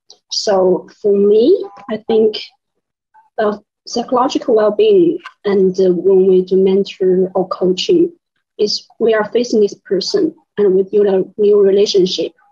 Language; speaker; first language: English; non-native, fluent; Chinese